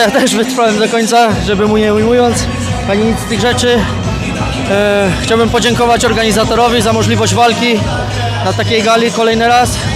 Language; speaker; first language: Polish; native; Polish